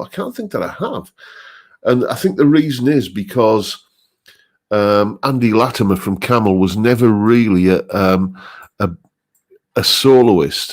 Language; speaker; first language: English; native; English